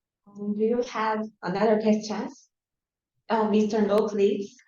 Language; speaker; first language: English; non-native, learner; Korean